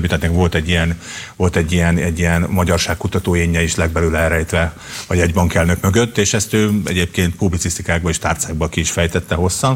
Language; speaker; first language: Hungarian; native; Hungarian